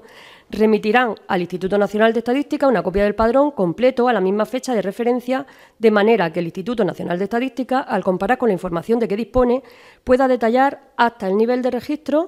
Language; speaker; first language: Spanish; native; Spanish